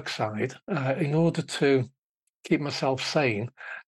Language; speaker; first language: English; native; English